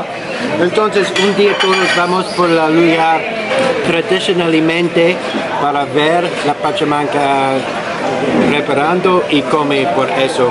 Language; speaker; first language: Spanish; non-native, learner; English